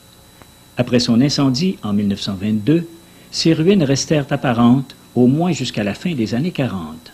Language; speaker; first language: French; native; French